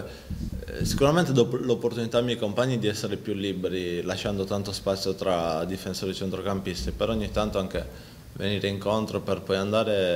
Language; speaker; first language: Italian; native; Italian